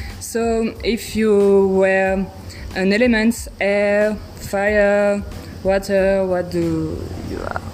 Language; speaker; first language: English; non-native, learner; French